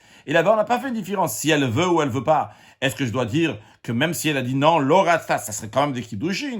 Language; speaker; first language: French; native; French